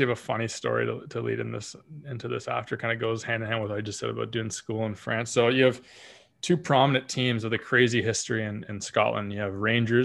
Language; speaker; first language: English; native; English